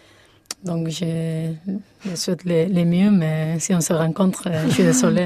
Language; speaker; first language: French; non-native, fluent; Spanish